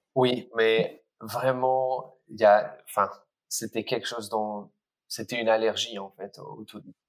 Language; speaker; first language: French; early bilingual, other home language; English